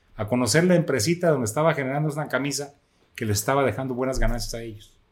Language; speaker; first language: Spanish; native; Spanish